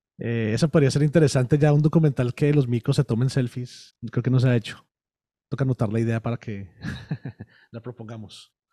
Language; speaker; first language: Spanish; native; Spanish